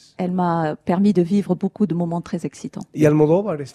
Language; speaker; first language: French; non-native, fluent; Spanish